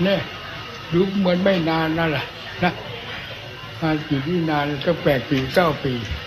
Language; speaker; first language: Thai; non-native, local second language; Northeastern Thai